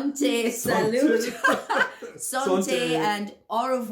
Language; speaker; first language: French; non-native, learner; English